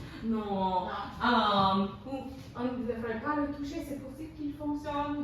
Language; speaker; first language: French; non-native, local second language; English